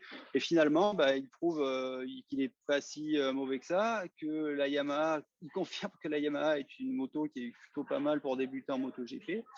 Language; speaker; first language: French; native; French